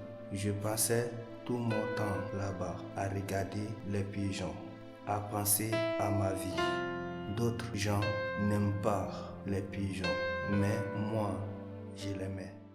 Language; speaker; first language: French; non-native, learner; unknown